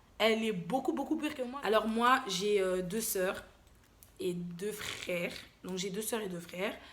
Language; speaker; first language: French; early bilingual, other home language; Lingala